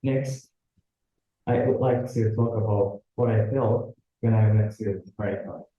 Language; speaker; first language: English; non-native, learner; Japanese